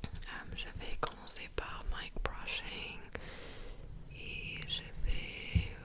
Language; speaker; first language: French; non-native, fluent; English